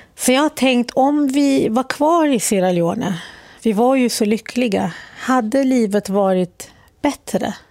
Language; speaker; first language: Swedish; early bilingual, other home language; Arabic